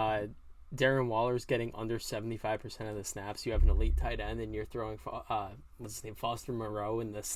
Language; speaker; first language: English; native; English